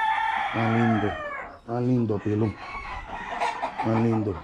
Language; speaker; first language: Spanish; non-native, fluent; English